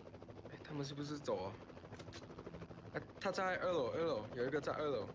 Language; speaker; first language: Chinese; non-native, local second language; Cantonese